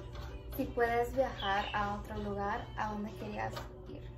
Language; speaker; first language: Spanish; early bilingual, heritage; Spanish